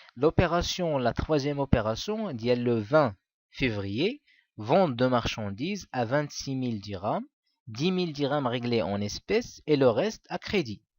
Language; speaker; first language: French; non-native, local second language; Arabic